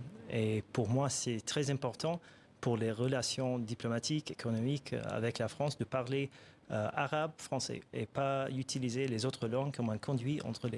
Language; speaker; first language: French; non-native, fluent; Arabic